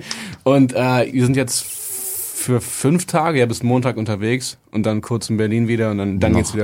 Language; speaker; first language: German; native; German